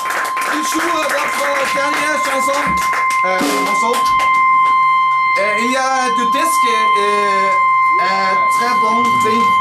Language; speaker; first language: French; non-native, learner; Danish